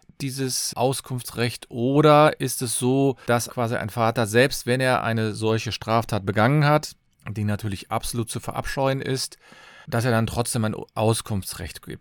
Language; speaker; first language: German; native; German